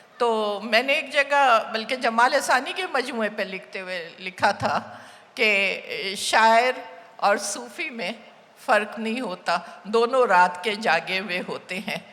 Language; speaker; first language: Urdu; native; Urdu